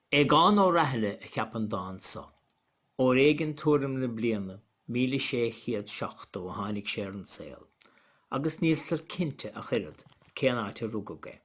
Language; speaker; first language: Irish; native; Irish